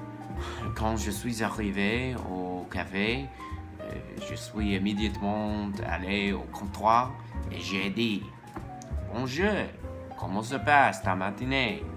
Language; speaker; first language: French; non-native, learner; English